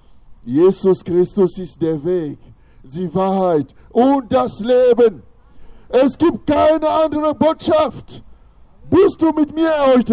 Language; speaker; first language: German; non-native, fluent; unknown